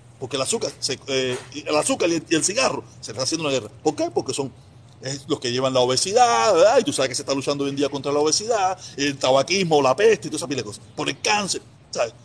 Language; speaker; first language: Spanish; native; Spanish